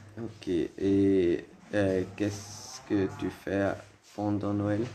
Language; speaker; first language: French; non-native, learner; German